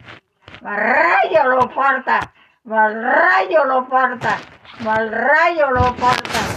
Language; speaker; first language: Spanish; native; Spanish